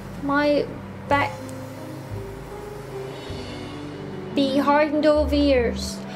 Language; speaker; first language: English; non-native, learner; Korean